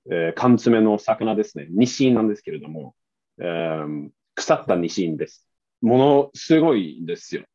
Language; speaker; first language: Japanese; non-native, fluent; Swedish